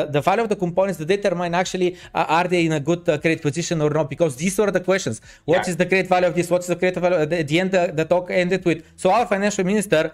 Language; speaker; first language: English; non-native, fluent; Bulgarian